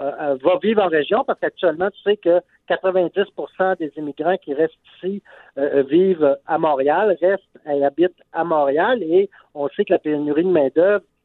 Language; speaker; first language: French; native; French